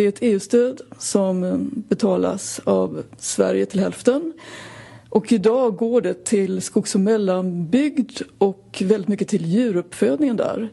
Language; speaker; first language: Swedish; native; Swedish